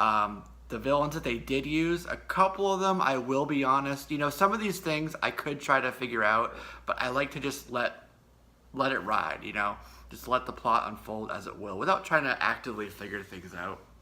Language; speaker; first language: English; native; English